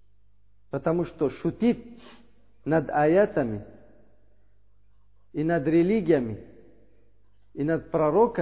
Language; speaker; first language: Russian; non-native, learner; Uzbek